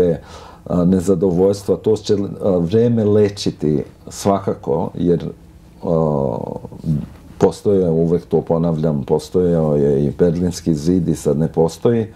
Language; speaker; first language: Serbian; non-native, local second language; Albanian